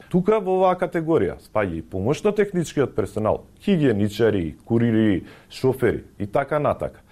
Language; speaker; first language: Macedonian; native; Macedonian